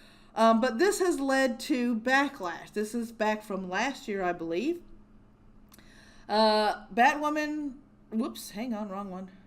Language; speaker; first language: English; native; English